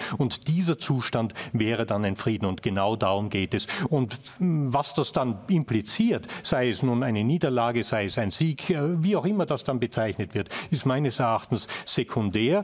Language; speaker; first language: German; native; German